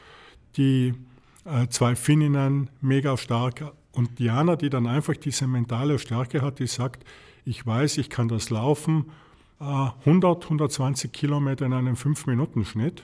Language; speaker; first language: German; native; German